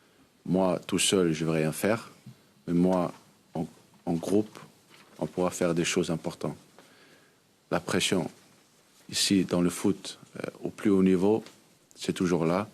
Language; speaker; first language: French; early bilingual, heritage; Danish